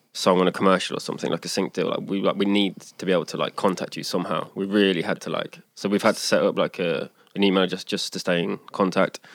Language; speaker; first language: English; native; English